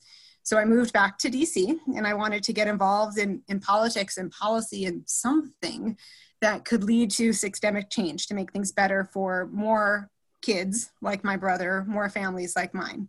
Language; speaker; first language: English; native; English